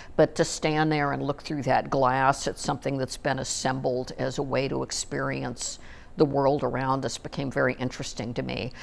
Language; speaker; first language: English; native; English